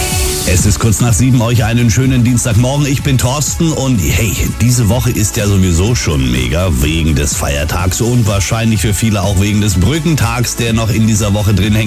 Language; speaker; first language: German; native; German